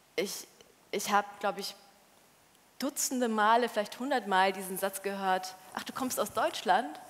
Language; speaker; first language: German; early bilingual, other home language; Polish